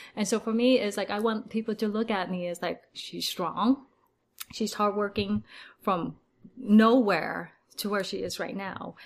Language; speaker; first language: English; early bilingual, other home language; Vietnamese